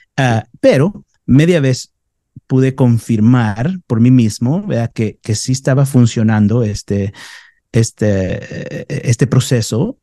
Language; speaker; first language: Spanish; native; Spanish